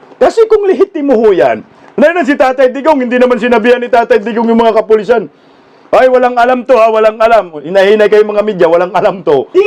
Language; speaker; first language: Filipino; non-native, local second language; Cebuano